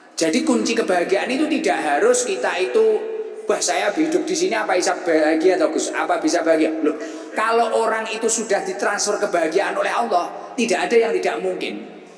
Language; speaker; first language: Indonesian; native; Indonesian